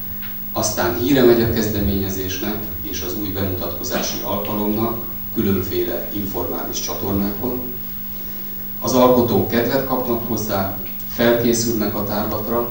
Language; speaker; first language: Hungarian; native; Hungarian